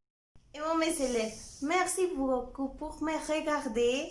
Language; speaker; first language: French; non-native, fluent; Spanish